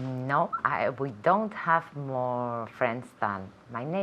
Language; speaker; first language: English; non-native, learner; Spanish